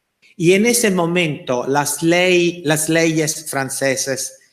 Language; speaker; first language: Spanish; non-native, fluent; Italian